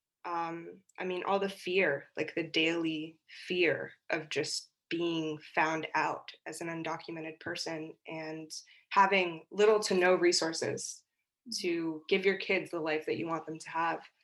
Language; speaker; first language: English; early bilingual, other home language; Portuguese